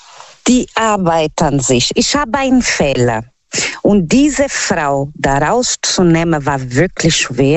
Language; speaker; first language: German; non-native, fluent; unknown